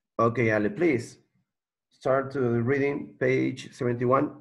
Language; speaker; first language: English; non-native, learner; Spanish